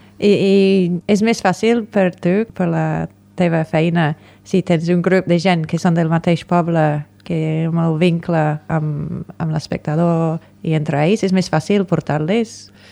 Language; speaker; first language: Catalan; non-native, fluent; English